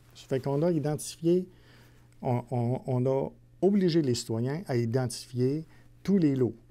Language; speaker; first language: French; native; French